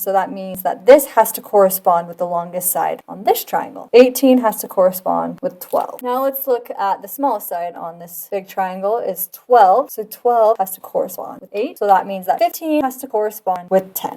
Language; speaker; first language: English; native; English